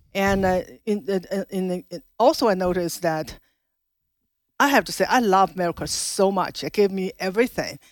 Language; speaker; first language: English; non-native, fluent; Chinese